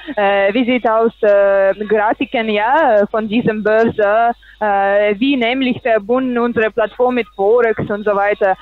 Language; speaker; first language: German; non-native, learner; Russian